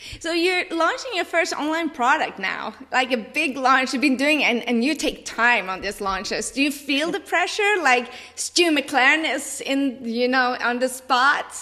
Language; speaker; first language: English; non-native, fluent; Norwegian